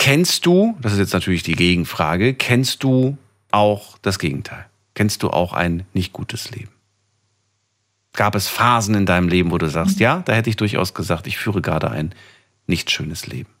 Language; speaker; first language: German; native; German